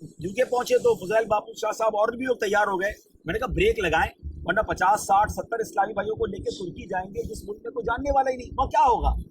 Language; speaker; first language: Urdu; native; Urdu